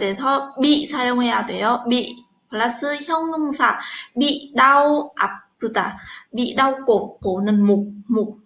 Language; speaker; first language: Korean; non-native, fluent; Vietnamese